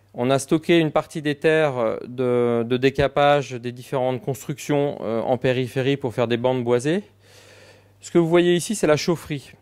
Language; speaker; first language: French; native; French